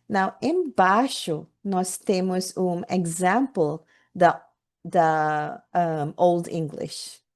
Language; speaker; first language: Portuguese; non-native, learner; English